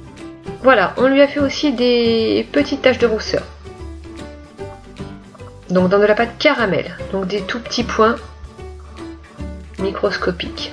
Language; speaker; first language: French; native; French